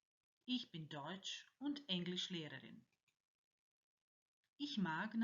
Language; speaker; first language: German; non-native, fluent; Croatian